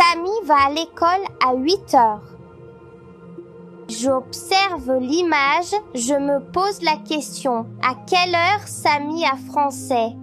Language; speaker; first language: French; non-native, local second language; Arabic